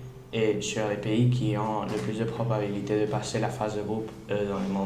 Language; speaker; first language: French; non-native, learner; Spanish